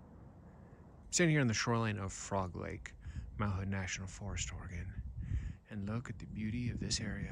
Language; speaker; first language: English; native; English